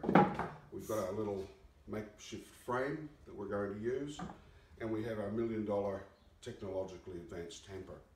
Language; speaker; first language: English; native; English